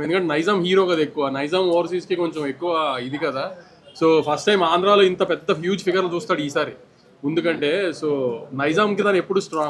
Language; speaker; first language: Telugu; native; Telugu